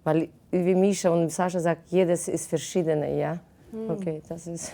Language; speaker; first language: German; non-native, fluent; Russian